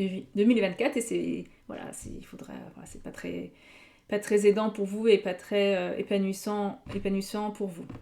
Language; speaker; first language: French; native; French